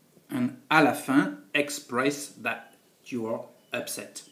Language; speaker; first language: English; non-native, fluent; French